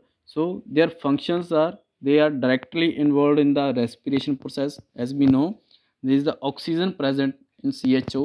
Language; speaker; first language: English; non-native, local second language; Punjabi